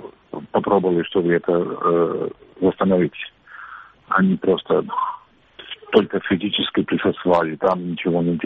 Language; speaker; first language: Russian; non-native, learner; Macedonian